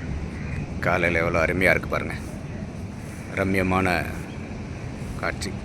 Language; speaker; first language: Tamil; native; Tamil